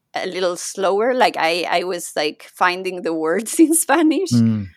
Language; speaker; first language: English; non-native, fluent; Spanish